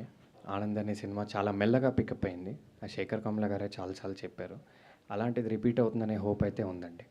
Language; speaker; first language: Telugu; native; Telugu